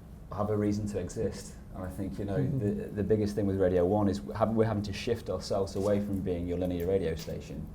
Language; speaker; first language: English; native; English